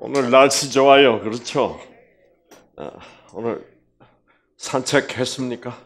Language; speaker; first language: Korean; native; Korean